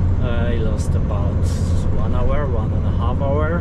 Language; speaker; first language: English; non-native, fluent; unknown